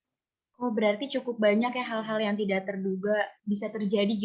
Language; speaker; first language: Indonesian; native; Indonesian